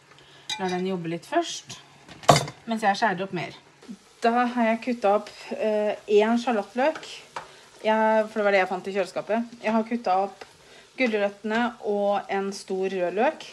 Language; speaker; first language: Norwegian; native; Norwegian